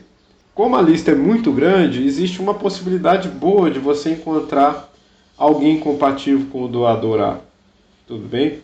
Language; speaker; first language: Portuguese; native; Portuguese